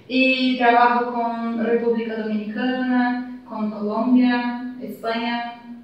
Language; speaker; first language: Spanish; non-native, learner; Portuguese